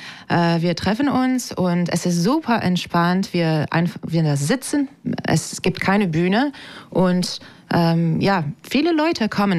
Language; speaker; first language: German; non-native, fluent; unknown